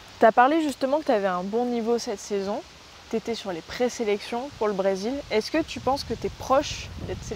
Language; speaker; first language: French; native; French